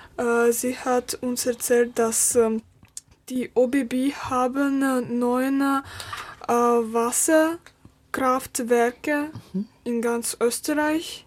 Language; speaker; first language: German; non-native, learner; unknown